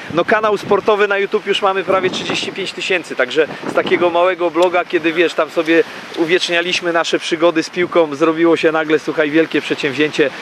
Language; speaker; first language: Polish; native; Polish